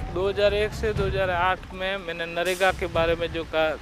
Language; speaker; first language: Hindi; native; Hindi